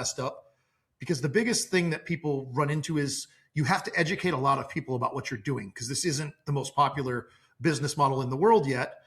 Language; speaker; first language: English; native; English